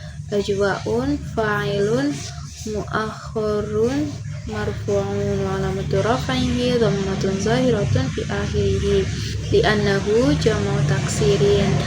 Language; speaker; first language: Arabic; non-native, learner; Indonesian